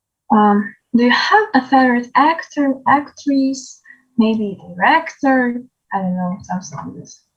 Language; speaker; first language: English; non-native, learner; Ukrainian